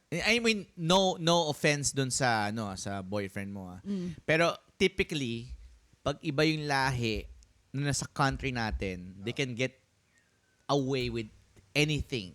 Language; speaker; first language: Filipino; native; Filipino